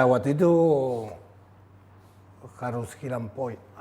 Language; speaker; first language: Indonesian; non-native, fluent; Spanish